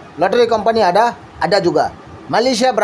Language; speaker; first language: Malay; non-native, learner; Bangla